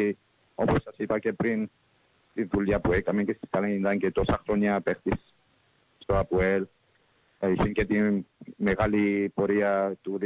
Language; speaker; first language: Greek; early bilingual, heritage; English